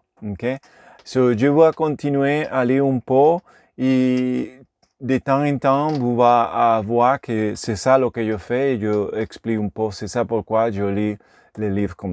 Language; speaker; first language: French; non-native, learner; Spanish